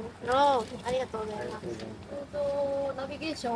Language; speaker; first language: Japanese; non-native, learner; Korean